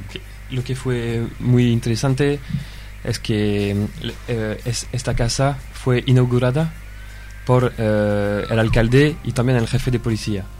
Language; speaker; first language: Spanish; non-native, fluent; French